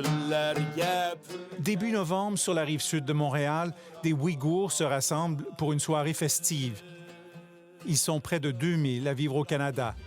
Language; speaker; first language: French; native; French